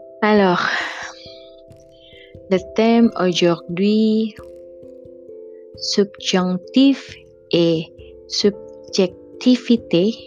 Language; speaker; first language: French; non-native, learner; Indonesian